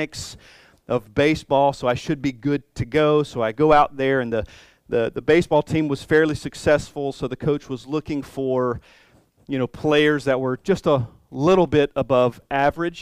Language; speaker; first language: English; native; English